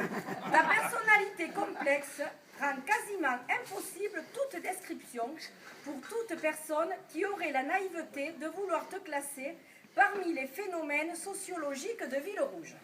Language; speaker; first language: French; native; French